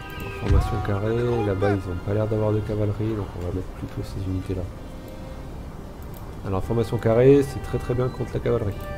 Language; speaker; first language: French; native; French